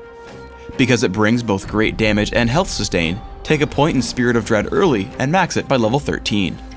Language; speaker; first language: English; native; English